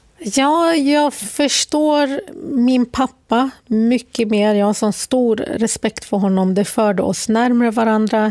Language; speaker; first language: Swedish; early bilingual, other home language; Arabic